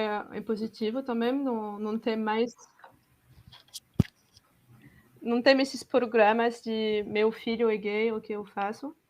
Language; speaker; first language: Portuguese; non-native, fluent; French